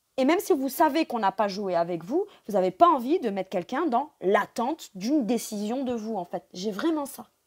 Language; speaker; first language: French; native; French